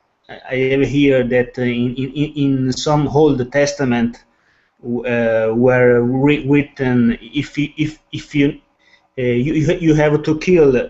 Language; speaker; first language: English; non-native, learner; Italian